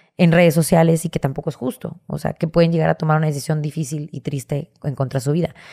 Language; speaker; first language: Spanish; native; Spanish